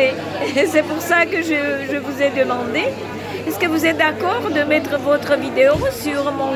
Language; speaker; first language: French; non-native, fluent; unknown